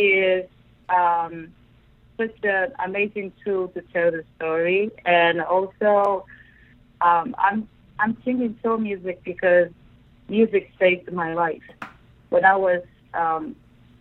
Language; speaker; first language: English; non-native, fluent; Japanese